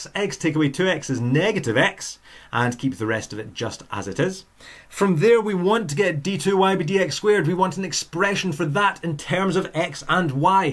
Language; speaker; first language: English; native; English